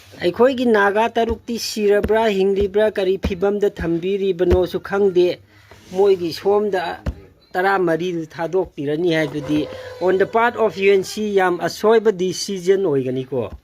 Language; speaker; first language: Manipuri; non-native, local second language; Tangkhul Naga (India)